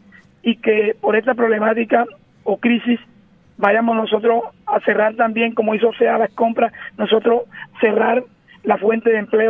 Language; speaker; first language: Spanish; native; Spanish